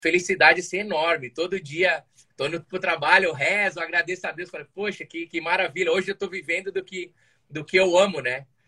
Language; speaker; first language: Portuguese; native; Portuguese